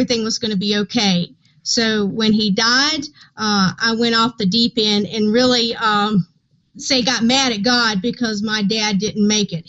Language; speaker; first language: English; native; English